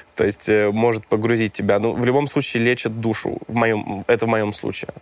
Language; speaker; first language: Russian; non-native, fluent; Romanian